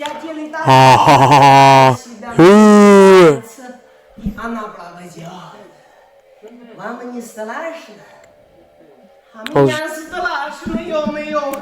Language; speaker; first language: Russian; non-native, learner; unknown